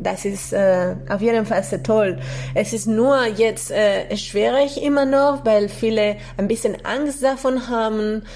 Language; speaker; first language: German; non-native, fluent; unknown